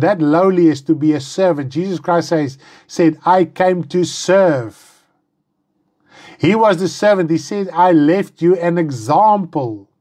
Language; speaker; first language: English; non-native, local second language; Afrikaans